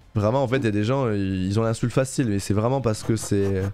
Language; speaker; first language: French; native; French